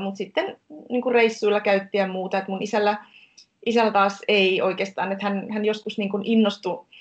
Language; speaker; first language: Finnish; native; Finnish